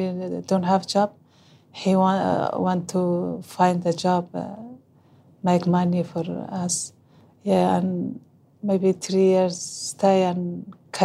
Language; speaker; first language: English; non-native, learner; Hazaragi